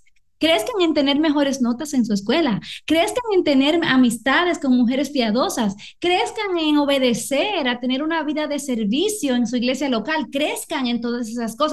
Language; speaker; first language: Spanish; native; Spanish